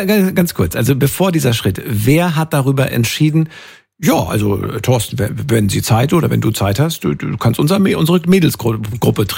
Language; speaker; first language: German; native; German